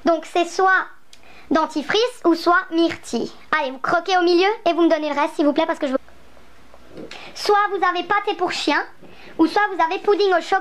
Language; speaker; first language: French; native; French